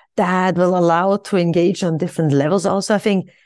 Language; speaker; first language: English; non-native, fluent; Swiss German